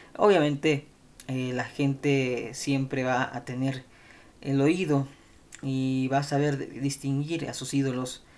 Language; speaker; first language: Spanish; native; Spanish